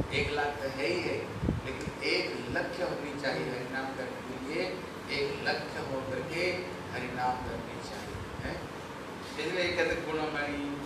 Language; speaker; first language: Hindi; non-native, local second language; Bangla